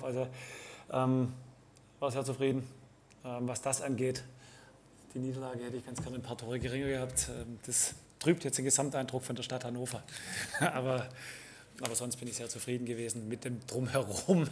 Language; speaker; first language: German; native; German